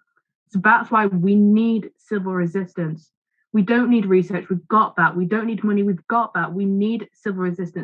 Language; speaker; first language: English; native; English